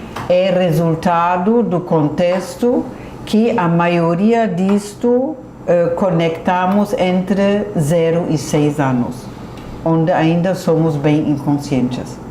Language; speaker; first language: Portuguese; non-native, fluent; German